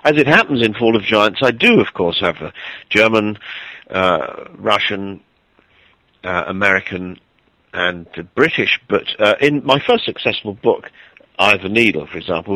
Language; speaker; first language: English; native; English